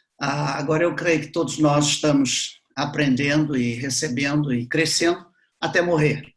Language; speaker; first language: Portuguese; native; Portuguese